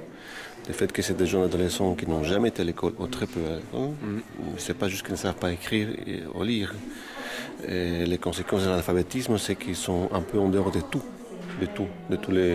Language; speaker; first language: French; native; French